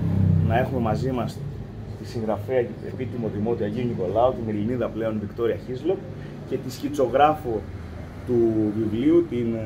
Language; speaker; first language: Greek; native; Greek